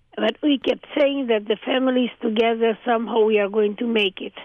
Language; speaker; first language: English; early bilingual, other home language; Hungarian